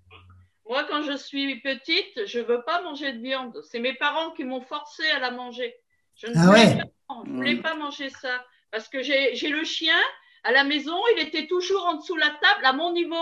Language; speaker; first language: French; early bilingual, other home language; Vietnamese